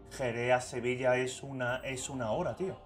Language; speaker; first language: Spanish; native; Spanish